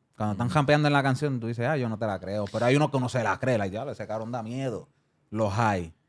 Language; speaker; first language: Spanish; early bilingual, heritage; Spanish